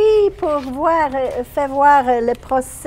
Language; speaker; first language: French; non-native, fluent; English